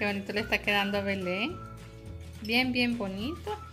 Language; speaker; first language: Spanish; native; Spanish